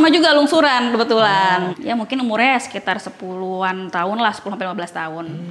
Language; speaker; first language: Indonesian; native; Indonesian